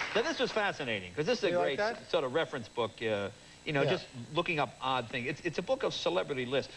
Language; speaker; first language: English; native; English